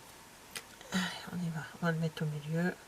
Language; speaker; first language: French; native; French